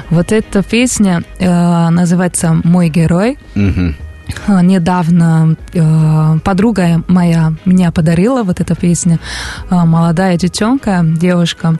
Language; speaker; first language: Russian; non-native, learner; Portuguese